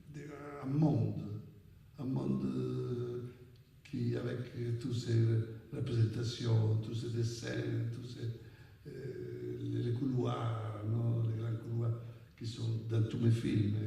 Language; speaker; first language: French; non-native, fluent; Italian